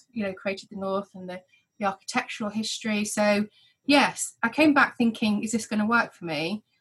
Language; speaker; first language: English; native; English